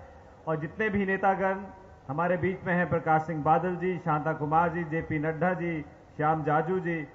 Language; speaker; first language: Hindi; non-native, local second language; Punjabi